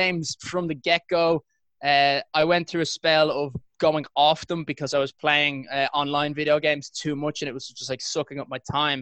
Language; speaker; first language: English; native; English